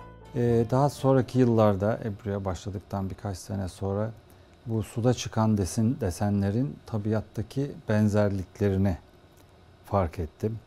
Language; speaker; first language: Turkish; native; Turkish